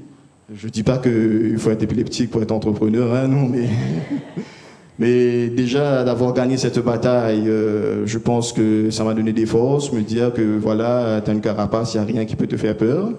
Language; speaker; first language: French; native; French